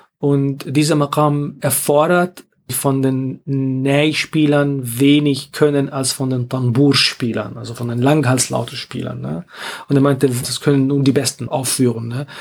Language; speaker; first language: German; non-native, fluent; Arabic